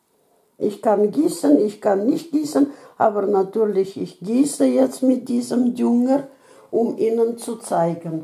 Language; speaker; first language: German; non-native, fluent; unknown